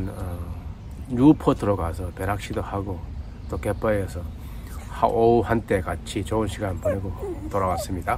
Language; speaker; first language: Korean; native; Korean